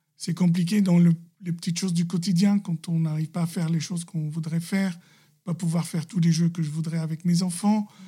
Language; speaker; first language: French; non-native, local second language; Arabic